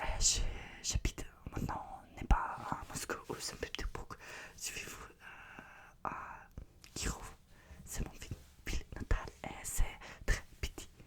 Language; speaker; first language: French; non-native, learner; Russian